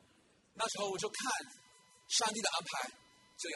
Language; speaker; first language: Chinese; non-native, fluent; English